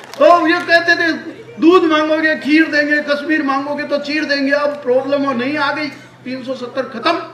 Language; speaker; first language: Hindi; non-native, local second language; Marwari